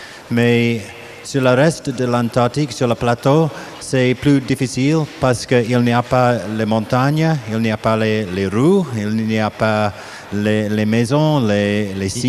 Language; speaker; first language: French; non-native, learner; English